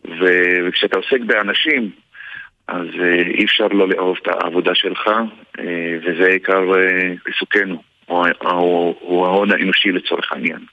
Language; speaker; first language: Hebrew; non-native, local second language; Arabic